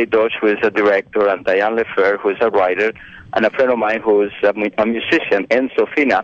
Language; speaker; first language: English; non-native, fluent; Spanish